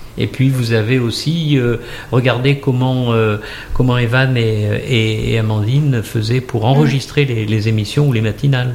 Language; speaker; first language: French; native; French